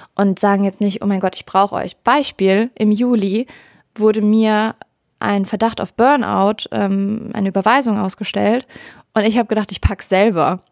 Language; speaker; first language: German; native; German